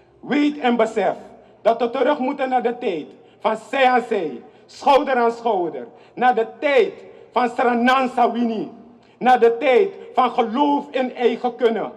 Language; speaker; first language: Dutch; native; Dutch